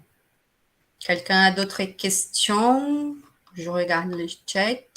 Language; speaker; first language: French; non-native, fluent; Portuguese